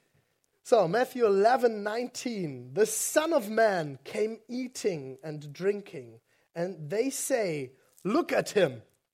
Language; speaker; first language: English; non-native, fluent; German